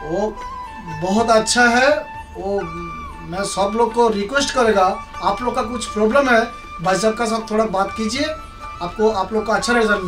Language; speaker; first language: Hindi; non-native, learner; Nepali